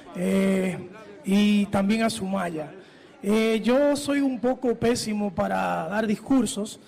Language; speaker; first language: Spanish; early bilingual, heritage; Spanish